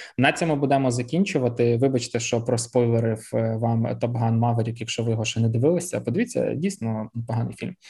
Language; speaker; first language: Ukrainian; native; Ukrainian